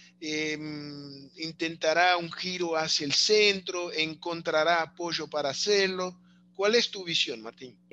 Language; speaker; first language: Spanish; non-native, fluent; Portuguese